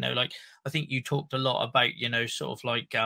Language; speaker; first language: English; native; English